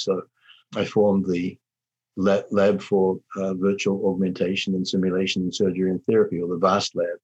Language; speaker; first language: English; native; English